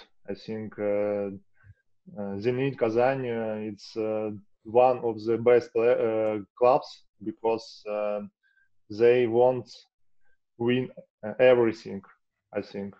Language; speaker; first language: English; non-native, learner; Russian